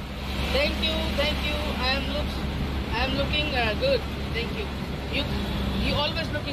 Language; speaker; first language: English; non-native, learner; Hindi